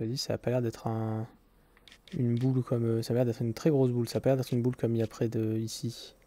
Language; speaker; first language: French; native; French